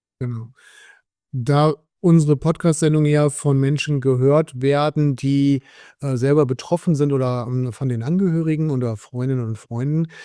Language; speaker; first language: German; native; German